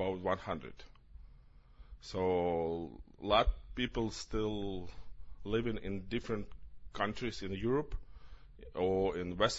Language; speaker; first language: English; non-native, learner; Ukrainian